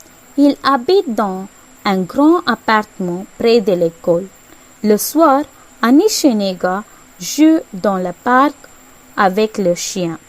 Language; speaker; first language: French; non-native, learner; Tamil